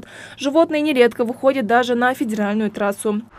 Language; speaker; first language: Russian; native; Russian